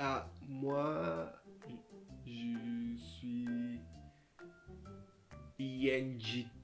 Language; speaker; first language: French; non-native, learner; Portuguese